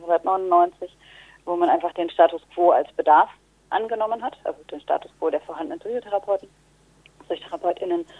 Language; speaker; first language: German; native; German